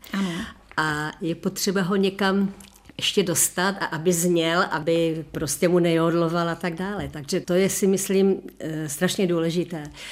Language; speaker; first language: Czech; native; Czech